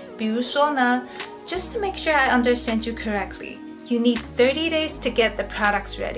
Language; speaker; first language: English; non-native, fluent; Chinese